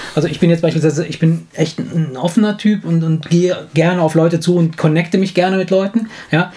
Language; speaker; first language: German; non-native, fluent; Italian